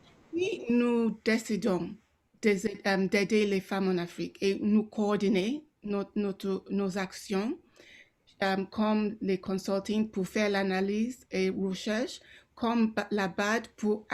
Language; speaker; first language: French; non-native, local second language; Yoruba